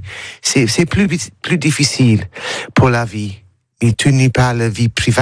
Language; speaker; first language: French; non-native, learner; English